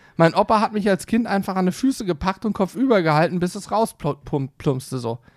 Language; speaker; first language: German; native; German